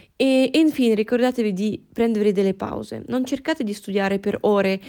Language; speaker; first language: Italian; non-native, fluent; Russian